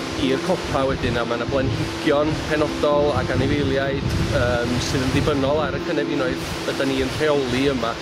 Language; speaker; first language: Welsh; native; Welsh